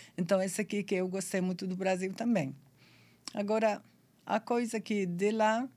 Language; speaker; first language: Portuguese; non-native, fluent; Arabic